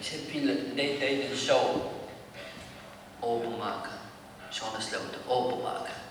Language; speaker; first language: Dutch; non-native, learner; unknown